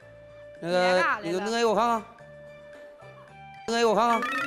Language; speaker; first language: Chinese; native; Chinese